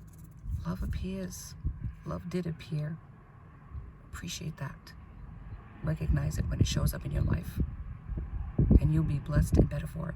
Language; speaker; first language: English; native; English